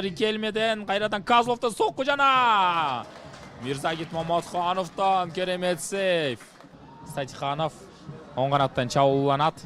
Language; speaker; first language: Kyrgyz; native; Kyrgyz